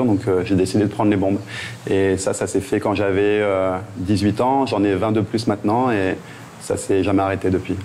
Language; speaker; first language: French; native; French